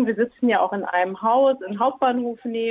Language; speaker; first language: German; native; German